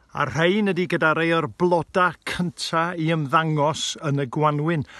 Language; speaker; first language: Welsh; native; Welsh